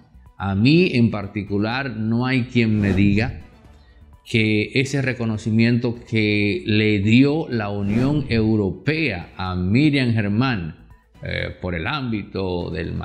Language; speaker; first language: Spanish; native; Spanish